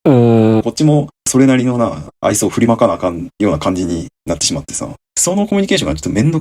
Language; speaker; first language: Japanese; native; Japanese